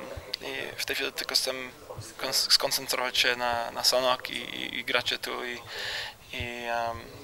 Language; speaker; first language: Polish; early bilingual, heritage; Polish